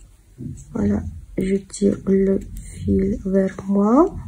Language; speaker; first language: French; non-native, fluent; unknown